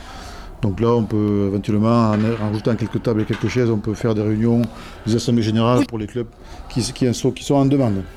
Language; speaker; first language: French; native; French